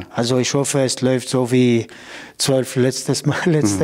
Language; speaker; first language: German; non-native, local second language; French